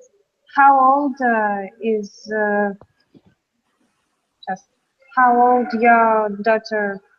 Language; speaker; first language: English; non-native, learner; Russian